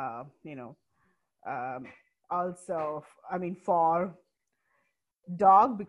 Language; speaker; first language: English; non-native, local second language; Malayalam